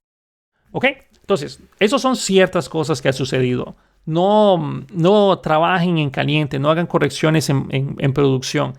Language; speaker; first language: Spanish; native; Spanish